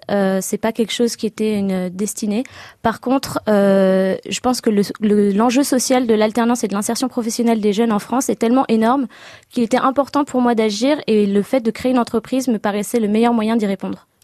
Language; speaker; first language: French; native; French